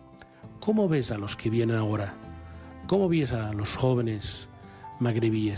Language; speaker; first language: Spanish; non-native, local second language; Catalan